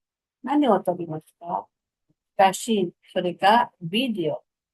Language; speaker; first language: Japanese; non-native, learner; Filipino